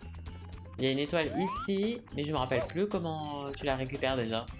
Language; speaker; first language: French; native; French